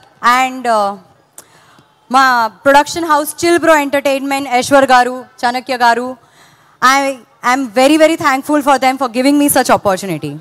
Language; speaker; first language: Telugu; non-native, learner; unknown